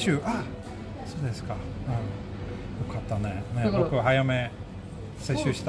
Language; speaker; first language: Japanese; non-native, fluent; Swedish